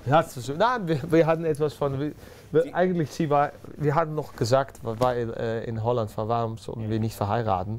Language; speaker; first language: German; non-native, learner; Dutch